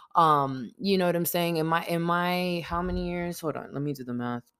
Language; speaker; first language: English; early bilingual, other home language; Spanish